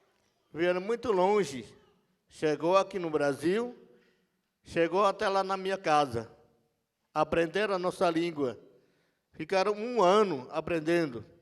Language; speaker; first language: Portuguese; non-native, local second language; Yanomámi